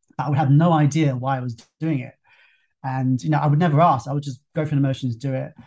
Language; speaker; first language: English; native; English